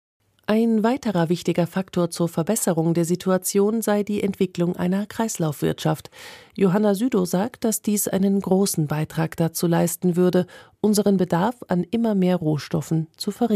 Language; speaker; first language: German; native; German